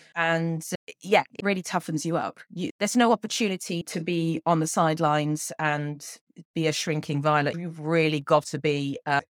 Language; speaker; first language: English; native; English